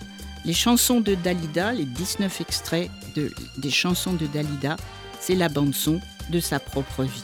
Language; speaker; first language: French; native; French